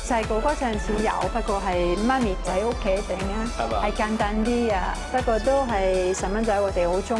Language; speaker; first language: Cantonese; non-native, fluent; French